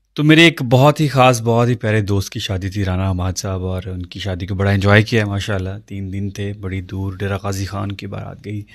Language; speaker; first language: Urdu; non-native, local second language; Punjabi